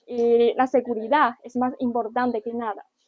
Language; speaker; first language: Spanish; non-native, learner; Chinese